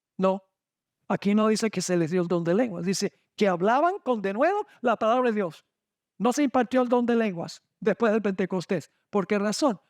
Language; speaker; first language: Spanish; non-native, fluent; English